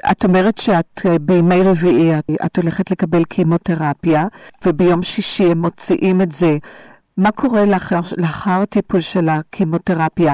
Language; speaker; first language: Hebrew; native; Hebrew